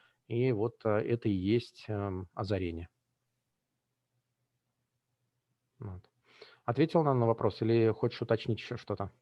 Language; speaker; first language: Russian; native; Russian